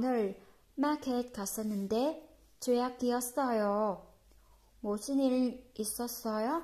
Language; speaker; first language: Korean; non-native, fluent; Vietnamese